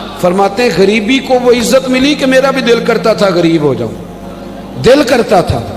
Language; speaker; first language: Urdu; non-native, local second language; Punjabi